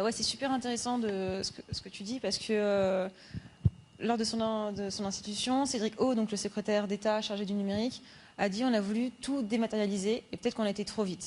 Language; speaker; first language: French; native; French